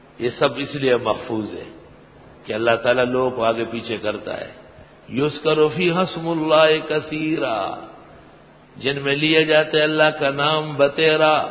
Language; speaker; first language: Urdu; non-native, local second language; Pashto